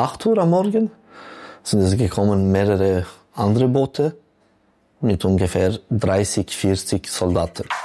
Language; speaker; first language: German; non-native, local second language; French